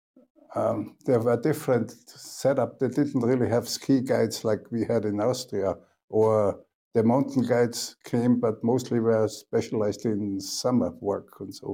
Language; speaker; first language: English; non-native, fluent; German